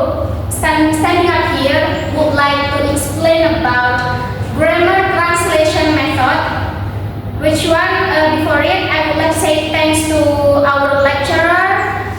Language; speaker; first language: English; non-native, learner; Indonesian